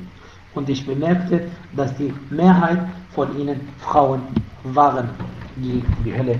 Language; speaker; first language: German; non-native, fluent; Arabic